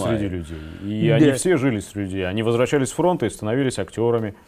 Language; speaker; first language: Russian; native; Russian